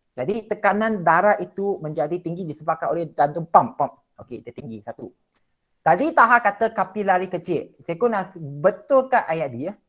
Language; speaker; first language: Malay; non-native, local second language; Chinese